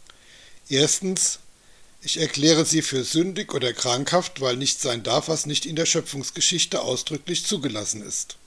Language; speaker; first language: German; native; German